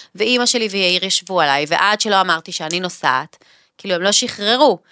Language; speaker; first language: Hebrew; native; Hebrew